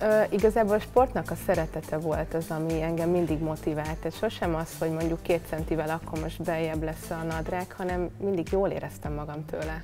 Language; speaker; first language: Hungarian; native; Hungarian